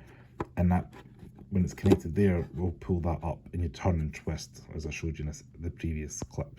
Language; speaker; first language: English; native; English